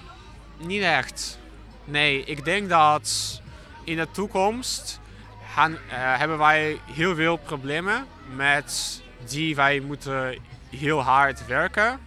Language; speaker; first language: Dutch; non-native, learner; Ukrainian